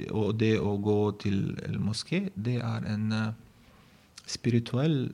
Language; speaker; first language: Norwegian; non-native, fluent; Bosnian